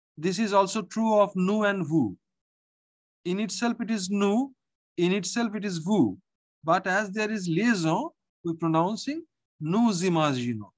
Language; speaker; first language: English; non-native, local second language; Bangla